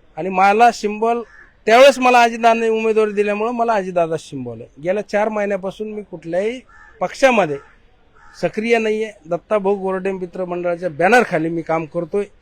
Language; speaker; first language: Marathi; native; Marathi